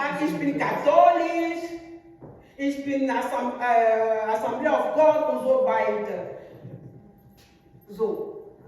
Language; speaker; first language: German; non-native, learner; French